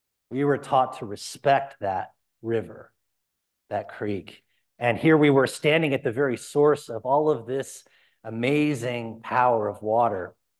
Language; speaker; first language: English; native; English